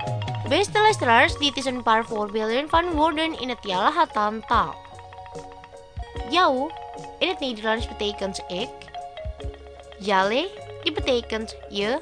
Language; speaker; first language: Dutch; non-native, learner; Indonesian